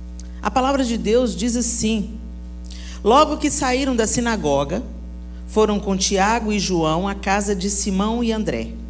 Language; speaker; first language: Portuguese; native; Portuguese